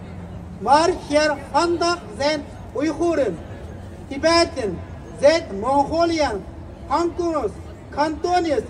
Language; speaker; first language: Dutch; non-native, fluent; Uyghur